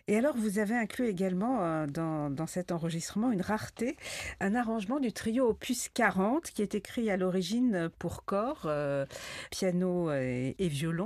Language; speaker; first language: French; native; French